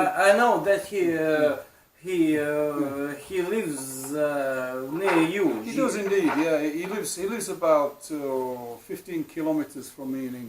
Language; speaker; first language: English; non-native, fluent; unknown